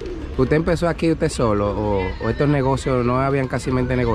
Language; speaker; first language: Spanish; native; Spanish